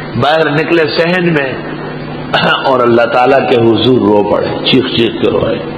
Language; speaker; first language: Urdu; non-native, local second language; Pashto